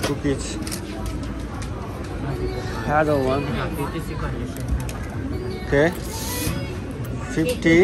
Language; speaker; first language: English; non-native, learner; Nepali